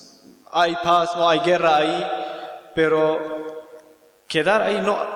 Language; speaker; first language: Spanish; non-native, learner; Kurdish